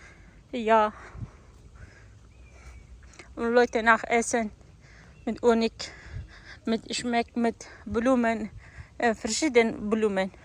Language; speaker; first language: German; non-native, learner; Persian